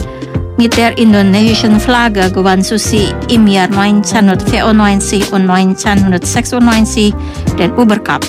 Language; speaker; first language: German; non-native, fluent; Indonesian